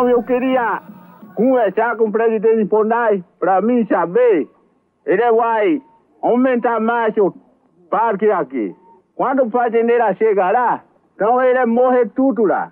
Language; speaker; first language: Portuguese; non-native, local second language; Kayapó